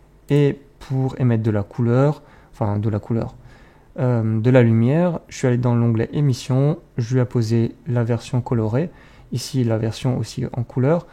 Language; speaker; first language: French; native; French